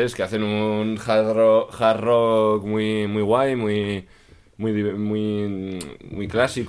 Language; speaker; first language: Spanish; native; Spanish